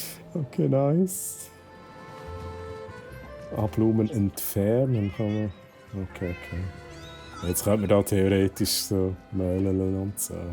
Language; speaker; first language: German; native; German